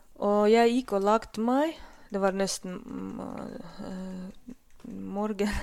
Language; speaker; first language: Norwegian; non-native, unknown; Russian